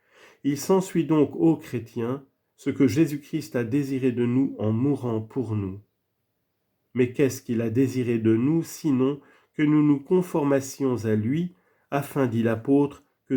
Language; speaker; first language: French; native; French